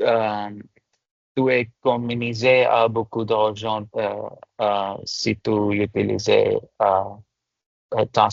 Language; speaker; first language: French; non-native, learner; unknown